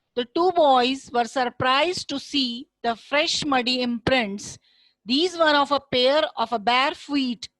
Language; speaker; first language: English; non-native, local second language; Hindi